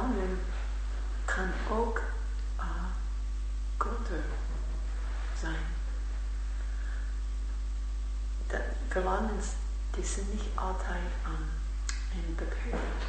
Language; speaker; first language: Dutch; non-native, learner; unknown